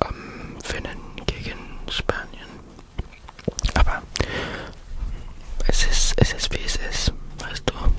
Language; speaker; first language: German; non-native, learner; English